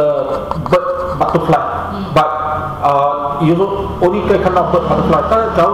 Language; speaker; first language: Chinese; native; Chinese